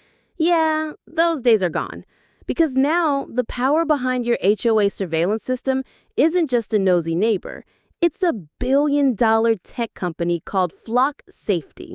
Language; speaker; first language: English; native; English